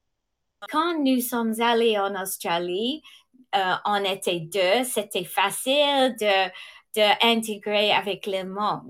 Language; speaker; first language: French; non-native, fluent; English